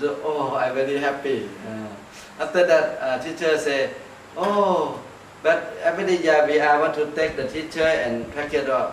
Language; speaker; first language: English; non-native, learner; Thai